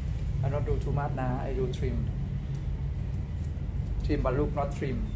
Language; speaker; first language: English; non-native, learner; Thai